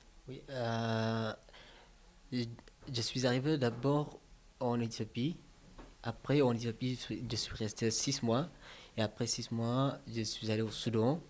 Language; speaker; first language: French; non-native, learner; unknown